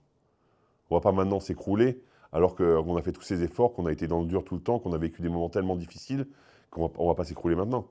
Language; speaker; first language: French; native; French